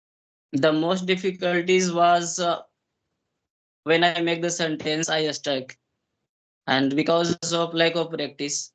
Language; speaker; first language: English; non-native, local second language; Hindi